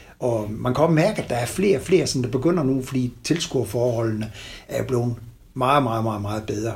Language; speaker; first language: Danish; native; Danish